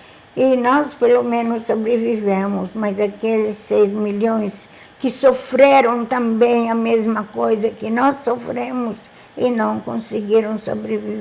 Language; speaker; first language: Portuguese; non-native, fluent; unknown